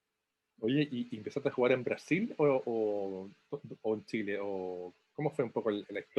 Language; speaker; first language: Spanish; native; Spanish